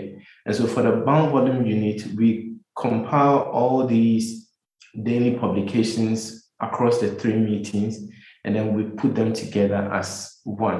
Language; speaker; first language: English; non-native, local second language; Akan